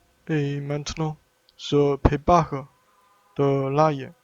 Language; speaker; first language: French; non-native, learner; Chinese